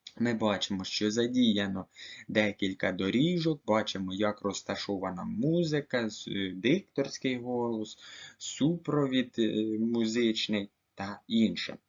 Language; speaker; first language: Ukrainian; native; Ukrainian